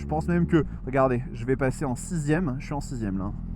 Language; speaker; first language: French; native; French